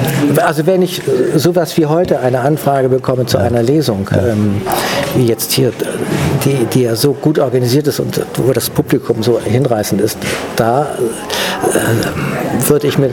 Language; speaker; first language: German; native; German